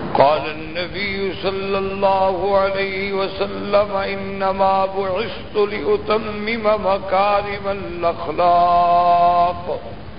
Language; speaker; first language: Urdu; native; Urdu